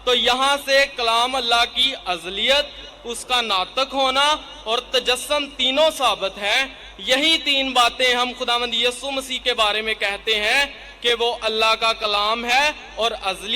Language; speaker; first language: Hindi; non-native, local second language; Punjabi